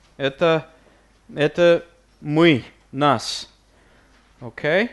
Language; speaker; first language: Russian; non-native, fluent; English